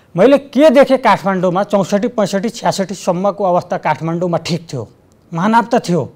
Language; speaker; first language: Nepali; native; Nepali